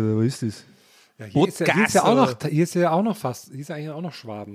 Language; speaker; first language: German; native; German